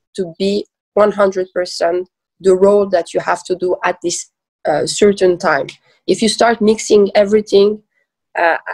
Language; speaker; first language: English; early bilingual, other home language; Persian